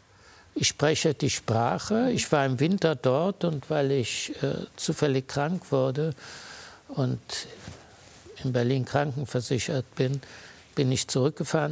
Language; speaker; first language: German; early bilingual, heritage; German